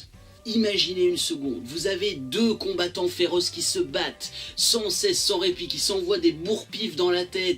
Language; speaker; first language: French; native; French